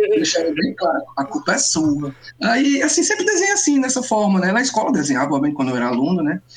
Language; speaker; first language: Portuguese; native; Portuguese